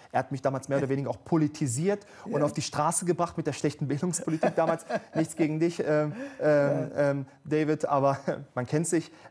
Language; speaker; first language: German; early bilingual, other home language; Bosnian